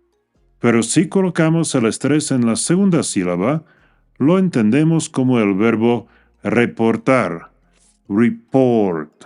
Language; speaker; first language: Spanish; non-native, fluent; English